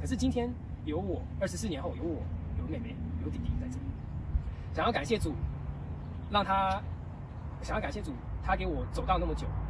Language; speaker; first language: Chinese; early bilingual, heritage; Chinese